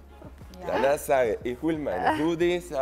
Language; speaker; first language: German; non-native, fluent; Spanish